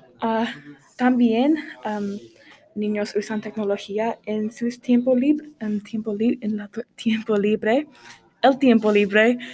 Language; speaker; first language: Spanish; non-native, learner; English